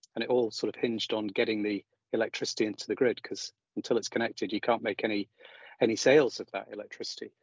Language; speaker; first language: English; native; English